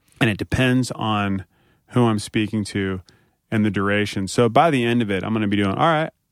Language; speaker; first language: English; native; English